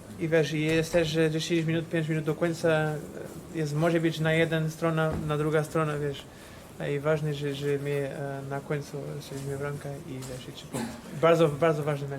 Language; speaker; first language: Polish; non-native, fluent; Portuguese